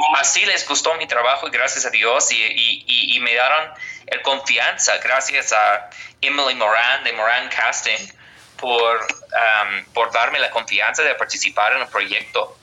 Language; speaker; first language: Spanish; non-native, fluent; English